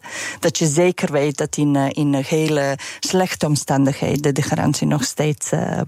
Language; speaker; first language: Dutch; non-native, fluent; Serbian